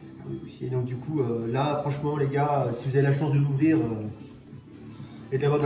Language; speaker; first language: French; native; French